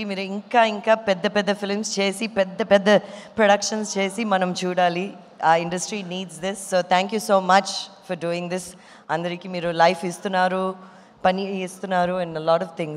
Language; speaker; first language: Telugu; non-native, learner; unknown